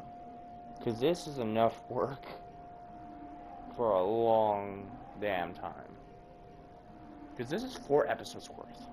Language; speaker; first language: English; native; English